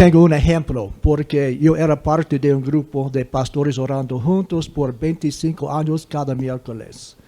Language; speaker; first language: Spanish; non-native, fluent; English